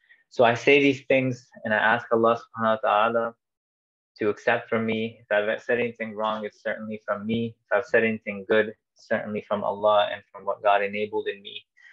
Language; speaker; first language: English; native; English